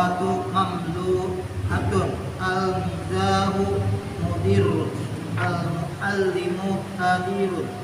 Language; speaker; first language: Arabic; non-native, learner; Indonesian